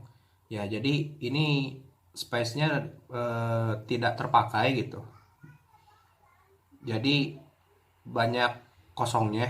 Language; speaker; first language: Indonesian; native; Indonesian